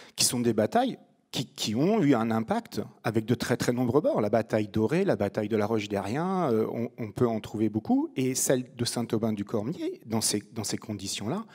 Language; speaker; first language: French; native; French